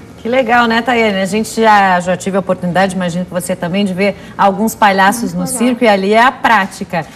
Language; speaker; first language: Portuguese; native; Portuguese